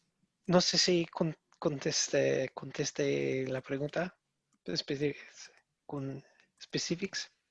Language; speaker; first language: Spanish; non-native, learner; English